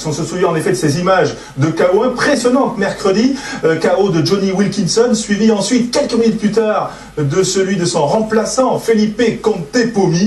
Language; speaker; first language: French; native; French